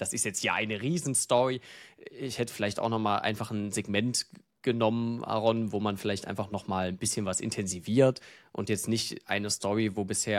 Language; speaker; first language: German; native; German